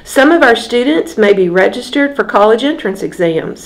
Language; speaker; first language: English; native; English